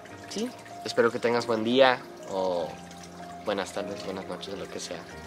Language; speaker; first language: Spanish; non-native, fluent; English